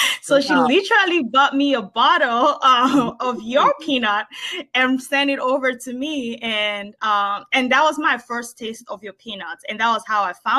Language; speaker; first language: English; non-native, local second language; Yoruba